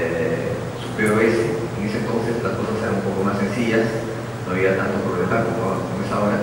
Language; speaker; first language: Spanish; native; Spanish